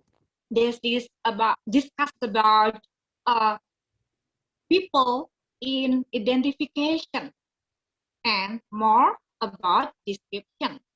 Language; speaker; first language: English; non-native, learner; Indonesian